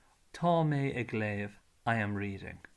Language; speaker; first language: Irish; non-native, local second language; English